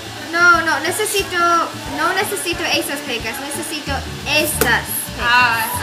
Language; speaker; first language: Spanish; non-native, learner; English